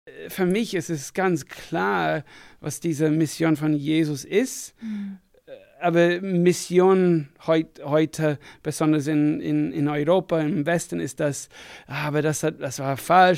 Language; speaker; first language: German; non-native, fluent; English